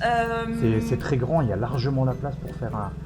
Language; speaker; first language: French; native; French